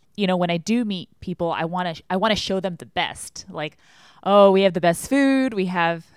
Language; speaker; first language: English; non-native, fluent; Chinese